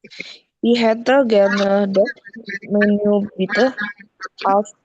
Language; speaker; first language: German; non-native, learner; Indonesian